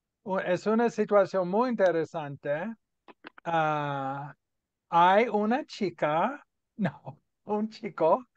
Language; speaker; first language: Spanish; non-native, fluent; English